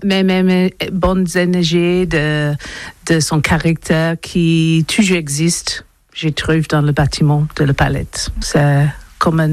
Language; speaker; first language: French; non-native, learner; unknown